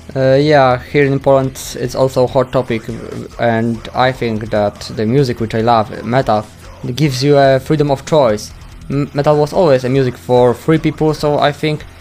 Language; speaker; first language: English; non-native, fluent; Polish